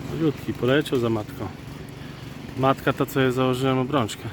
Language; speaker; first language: Polish; native; Polish